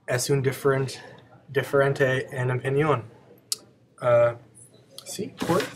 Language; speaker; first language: Spanish; non-native, learner; English